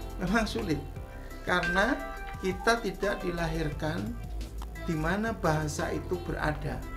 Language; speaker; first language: Indonesian; non-native, local second language; Javanese